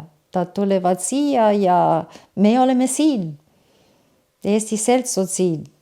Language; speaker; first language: Estonian; early bilingual, heritage; Estonian